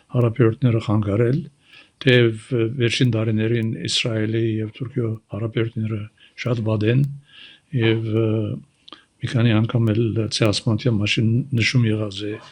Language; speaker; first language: Armenian; early bilingual, heritage; Armenian